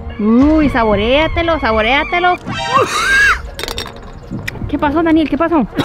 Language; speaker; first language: Spanish; native; Spanish